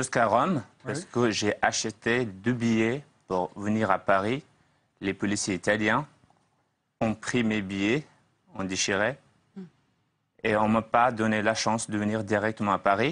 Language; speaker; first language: French; non-native, learner; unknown